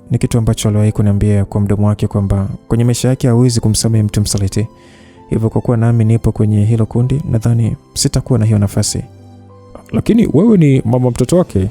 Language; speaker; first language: Swahili; native; Swahili